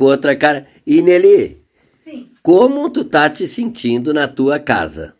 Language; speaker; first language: Portuguese; native; Portuguese